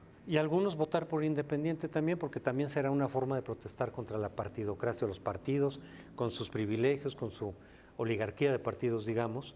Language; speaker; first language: Spanish; native; Spanish